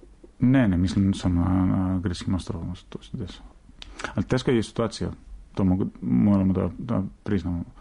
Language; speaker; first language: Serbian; non-native, fluent; Greek